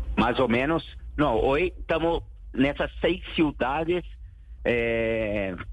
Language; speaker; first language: Spanish; non-native, learner; Portuguese